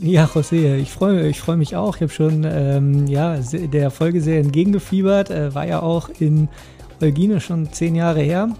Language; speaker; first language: German; native; German